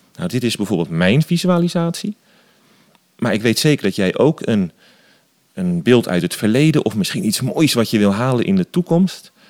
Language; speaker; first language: Dutch; native; Dutch